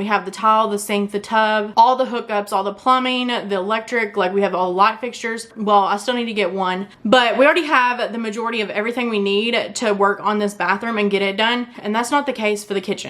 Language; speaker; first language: English; native; English